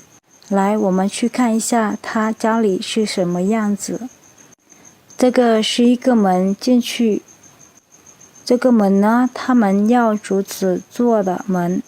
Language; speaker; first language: Chinese; non-native, fluent; Hmong